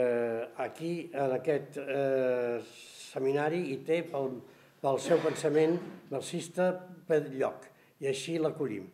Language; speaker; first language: Catalan; native; Catalan